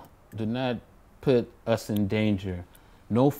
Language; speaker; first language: English; native; English